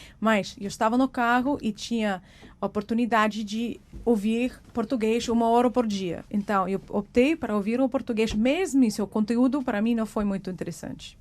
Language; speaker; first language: Portuguese; non-native, fluent; Russian